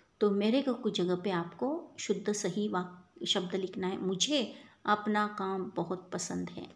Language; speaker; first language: Hindi; non-native, local second language; Kannada